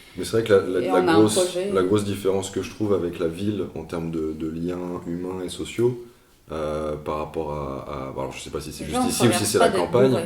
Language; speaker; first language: French; native; French